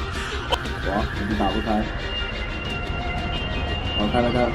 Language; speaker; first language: Chinese; native; Chinese